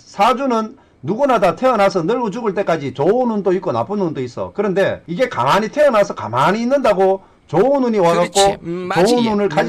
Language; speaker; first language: Korean; native; Korean